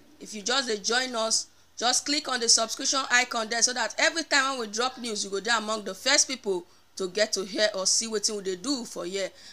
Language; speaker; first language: Nigerian Pidgin; native; Nigerian Pidgin